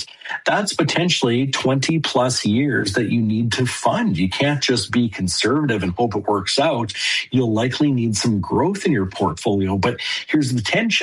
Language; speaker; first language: English; native; English